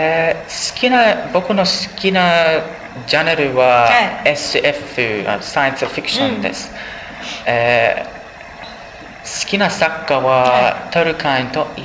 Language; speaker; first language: Japanese; non-native, learner; English